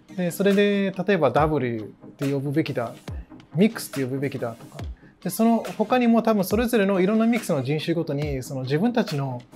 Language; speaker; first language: Japanese; early bilingual, other home language; English